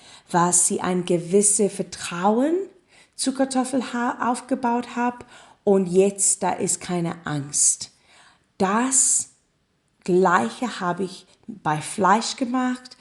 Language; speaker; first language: German; non-native, learner; English